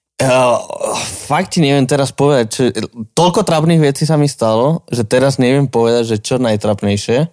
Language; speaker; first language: Slovak; non-native, fluent; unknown